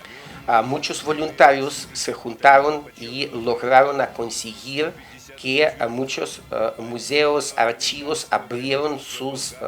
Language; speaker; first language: Spanish; non-native, fluent; Russian